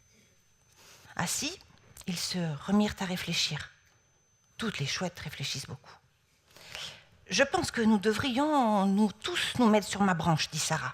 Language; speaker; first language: French; native; French